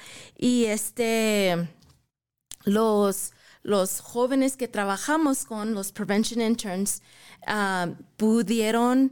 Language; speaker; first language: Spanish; early bilingual, heritage; English